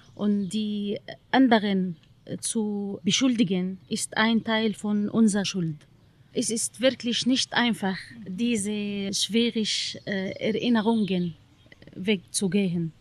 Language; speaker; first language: German; non-native, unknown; Arabic